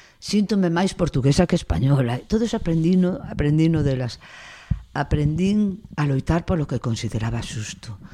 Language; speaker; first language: Galician; non-native, local second language; Spanish